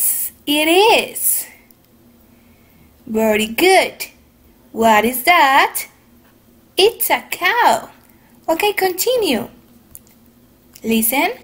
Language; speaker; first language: English; non-native, fluent; Spanish